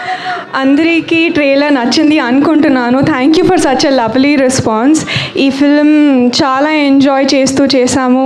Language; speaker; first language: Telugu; non-native, learner; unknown